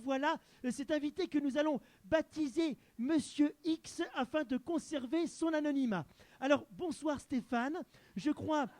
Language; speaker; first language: French; native; French